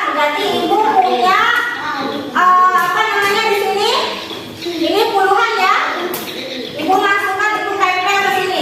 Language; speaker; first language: Indonesian; native; Indonesian